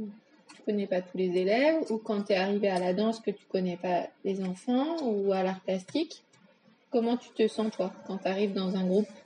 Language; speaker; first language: French; native; French